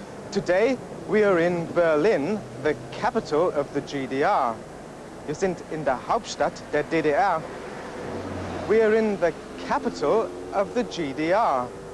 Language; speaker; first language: English; non-native, fluent; German